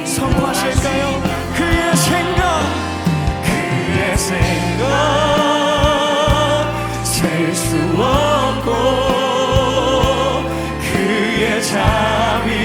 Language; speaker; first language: Korean; native; Korean